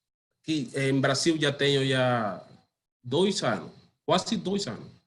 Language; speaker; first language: Portuguese; non-native, learner; Spanish